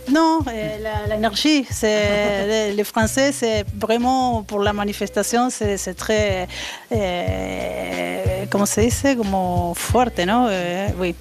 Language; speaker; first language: French; non-native, learner; Spanish